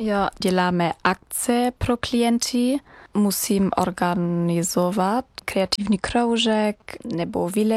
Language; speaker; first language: Czech; non-native, learner; German